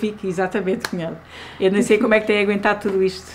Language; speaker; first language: Portuguese; native; Portuguese